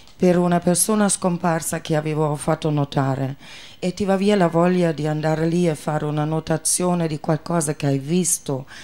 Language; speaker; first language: Italian; non-native, fluent; German